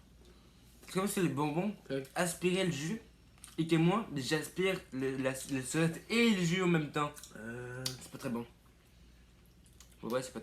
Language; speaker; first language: French; native; French